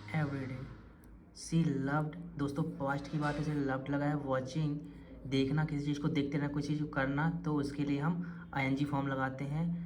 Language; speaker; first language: Hindi; native; Hindi